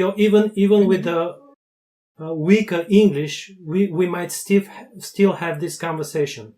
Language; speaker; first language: English; non-native, fluent; Bulgarian